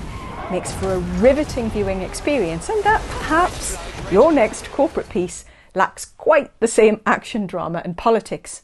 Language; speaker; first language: English; native; English